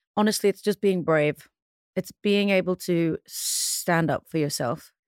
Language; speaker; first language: English; native; English